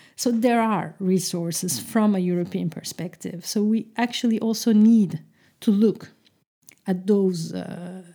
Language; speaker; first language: English; non-native, fluent; Turkish